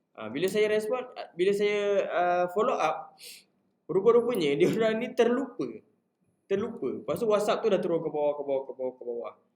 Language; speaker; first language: Malay; native; Malay